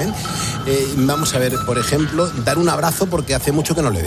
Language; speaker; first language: Spanish; native; Spanish